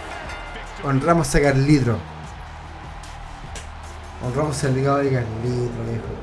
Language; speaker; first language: Spanish; native; Spanish